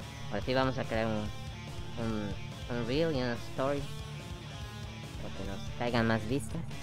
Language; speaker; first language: Spanish; early bilingual, heritage; Spanish